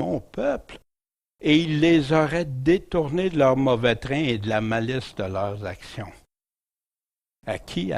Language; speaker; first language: French; native; French